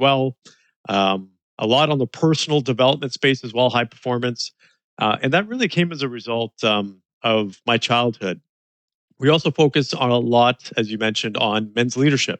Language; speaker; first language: English; native; English